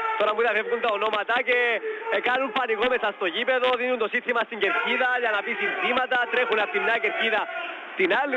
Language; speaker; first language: Greek; native; Greek